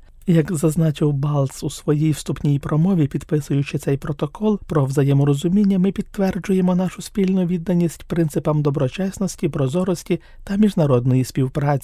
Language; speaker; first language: Ukrainian; native; Ukrainian